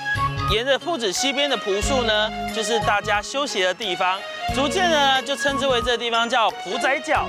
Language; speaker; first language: Chinese; native; Chinese